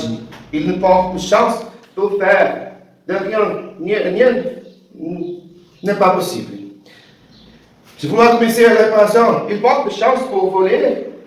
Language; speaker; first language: French; non-native, learner; Portuguese